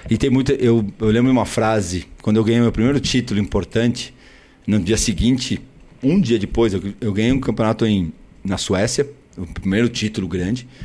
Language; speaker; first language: Portuguese; early bilingual, other home language; Spanish